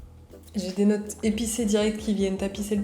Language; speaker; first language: French; native; French